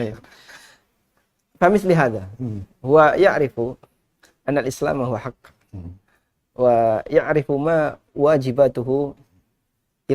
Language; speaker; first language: Arabic; non-native, fluent; Indonesian